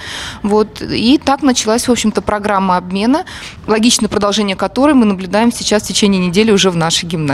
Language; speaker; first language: Russian; native; Russian